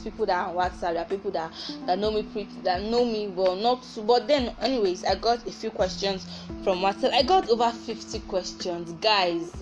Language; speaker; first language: English; non-native, local second language; Igbo